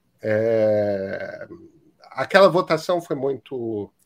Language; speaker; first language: Portuguese; native; Portuguese